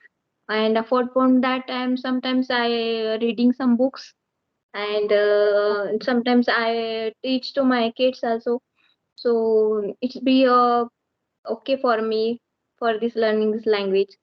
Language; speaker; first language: English; non-native, learner; Marathi